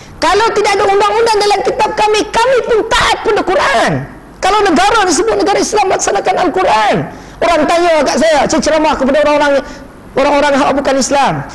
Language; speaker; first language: Malay; non-native, local second language; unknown